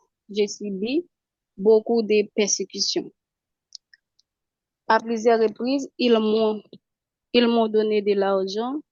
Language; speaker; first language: French; non-native, local second language; Haitian Creole